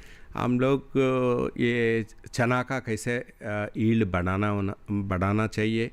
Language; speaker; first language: Hindi; non-native, local second language; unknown